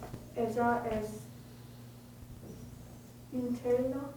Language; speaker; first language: Spanish; non-native, learner; Korean